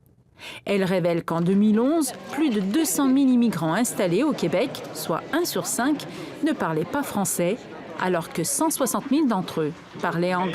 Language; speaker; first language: French; native; French